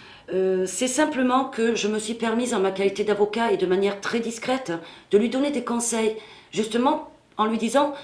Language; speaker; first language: French; native; French